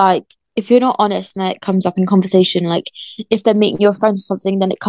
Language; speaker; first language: English; native; English